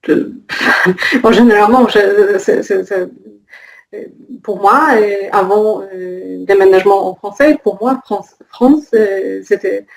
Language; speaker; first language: French; non-native, learner; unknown